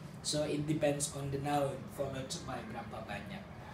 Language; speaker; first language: English; non-native, fluent; Indonesian